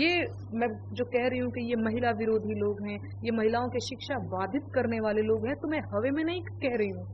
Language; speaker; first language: Hindi; non-native, local second language; Bhojpuri